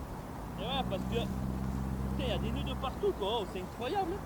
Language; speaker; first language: French; native; French